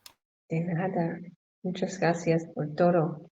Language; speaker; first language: Spanish; non-native, learner; English